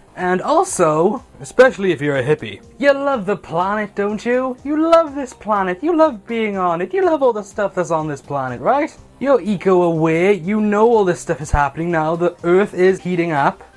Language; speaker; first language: English; native; English